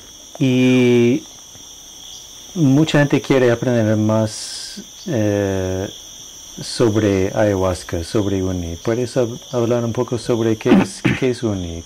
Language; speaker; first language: Spanish; non-native, learner; English